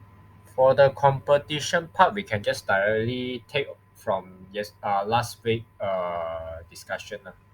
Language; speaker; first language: English; non-native, local second language; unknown